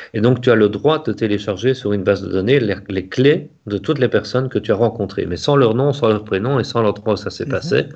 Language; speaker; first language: French; native; French